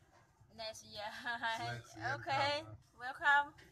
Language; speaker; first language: English; non-native, learner; Thai